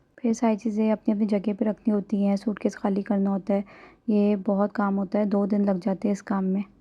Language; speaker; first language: Urdu; native; Urdu